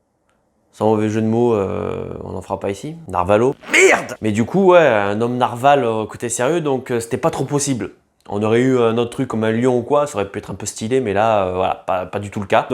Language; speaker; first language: French; native; French